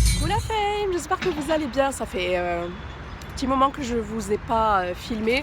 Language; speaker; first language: French; native; French